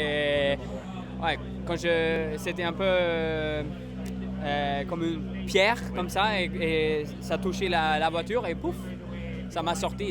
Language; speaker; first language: French; non-native, learner; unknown